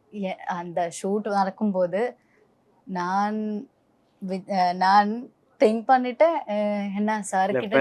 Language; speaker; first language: Tamil; non-native, learner; Malayalam